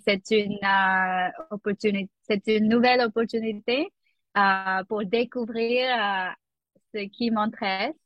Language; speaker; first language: French; non-native, learner; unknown